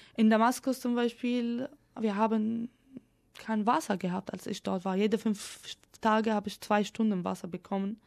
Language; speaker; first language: German; non-native, fluent; Arabic